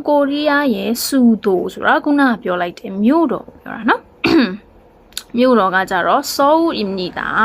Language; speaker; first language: Korean; non-native, fluent; Burmese